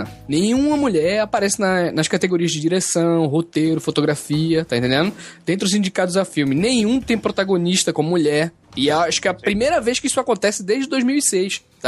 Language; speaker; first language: Portuguese; native; Portuguese